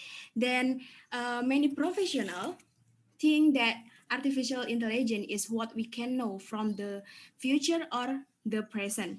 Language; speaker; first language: English; non-native, learner; Indonesian